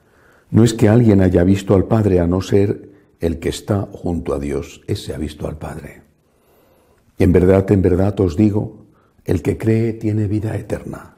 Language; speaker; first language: Spanish; native; Spanish